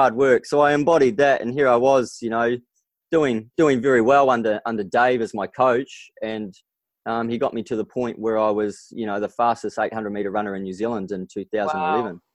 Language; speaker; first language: English; native; English